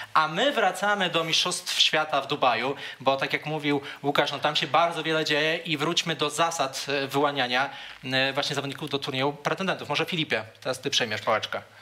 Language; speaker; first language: Polish; native; Polish